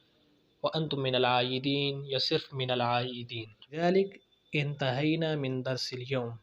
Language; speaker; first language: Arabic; non-native, fluent; Urdu